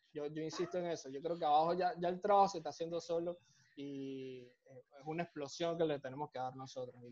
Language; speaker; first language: Spanish; native; Spanish